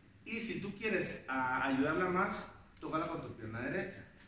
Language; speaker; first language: Spanish; native; Spanish